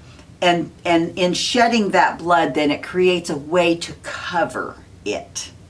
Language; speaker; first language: English; native; English